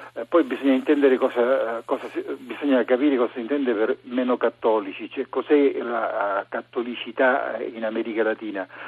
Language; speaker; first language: Italian; native; Italian